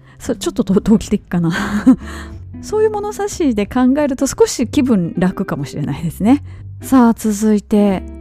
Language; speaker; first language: Japanese; native; Japanese